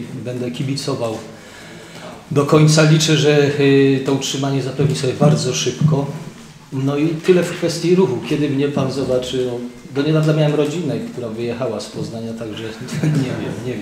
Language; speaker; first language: Polish; native; Polish